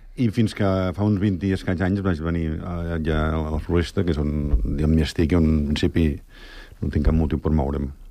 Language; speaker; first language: Catalan; native; Catalan